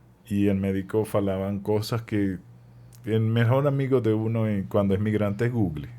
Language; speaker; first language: Portuguese; non-native, learner; Spanish